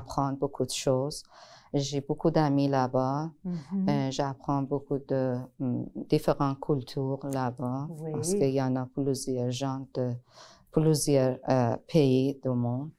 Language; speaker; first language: French; non-native, learner; Persian